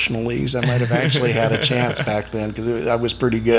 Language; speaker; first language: English; native; English